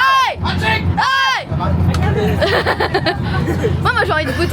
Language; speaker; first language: French; native; French